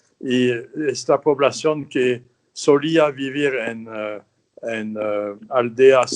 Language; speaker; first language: Spanish; non-native, fluent; French